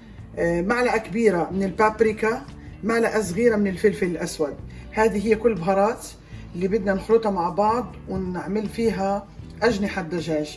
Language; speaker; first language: Arabic; native; Arabic